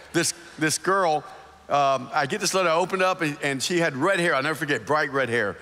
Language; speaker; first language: English; native; English